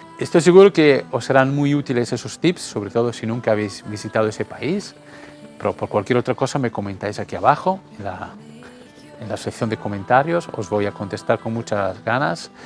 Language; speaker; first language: Spanish; non-native, fluent; Italian